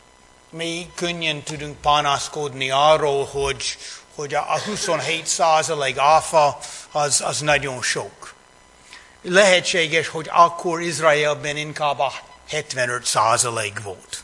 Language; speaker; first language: Hungarian; non-native, fluent; English